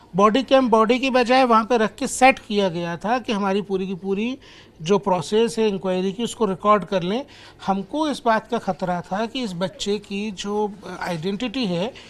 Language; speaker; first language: Hindi; native; Hindi